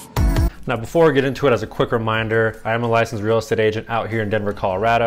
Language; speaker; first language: English; native; English